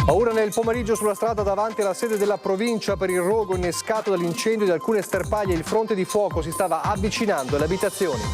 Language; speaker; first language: Italian; native; Italian